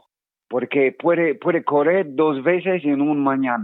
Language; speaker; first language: Spanish; non-native, learner; English